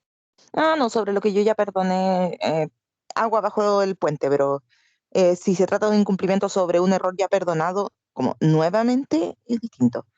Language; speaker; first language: Spanish; native; Spanish